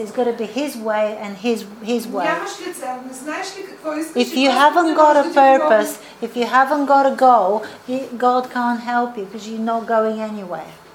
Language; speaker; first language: English; non-native, fluent; Bulgarian